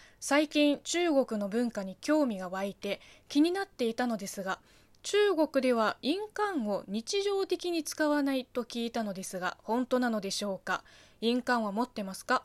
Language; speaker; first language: Japanese; non-native, fluent; Chinese